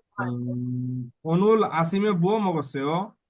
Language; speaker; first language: Korean; non-native, learner; Bangla